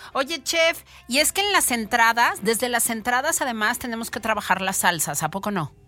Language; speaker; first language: Spanish; native; Spanish